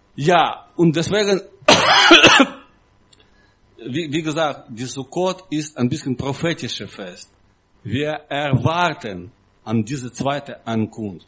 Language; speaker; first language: German; non-native, learner; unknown